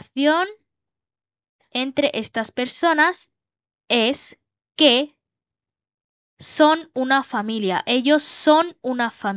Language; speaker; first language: Spanish; non-native, fluent; Bangla